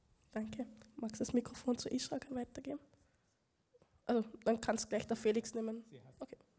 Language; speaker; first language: German; native; German